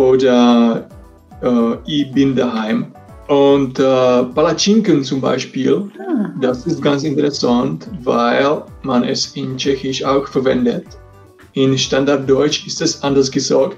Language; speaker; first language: German; non-native, fluent; Czech